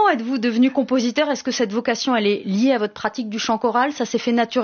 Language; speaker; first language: French; native; French